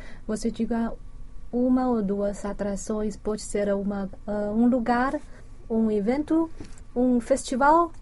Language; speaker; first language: Portuguese; non-native, fluent; Chinese